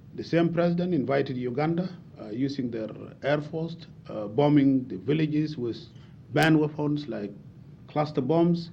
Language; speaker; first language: English; non-native, fluent; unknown